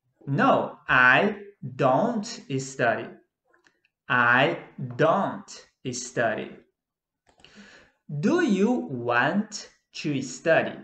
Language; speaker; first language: English; non-native, fluent; Portuguese